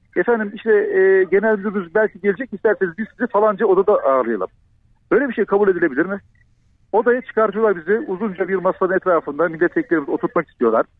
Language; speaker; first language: Turkish; native; Turkish